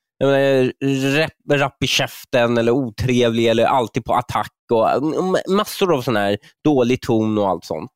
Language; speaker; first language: Swedish; early bilingual, other home language; Persian